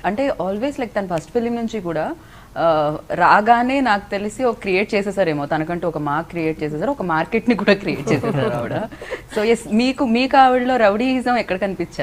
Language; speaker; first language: Telugu; native; Telugu